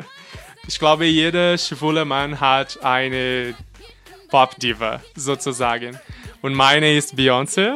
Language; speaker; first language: German; non-native, learner; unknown